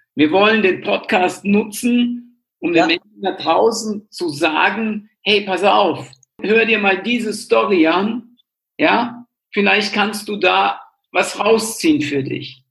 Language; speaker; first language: German; native; German